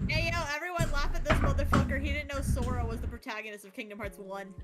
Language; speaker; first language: English; native; English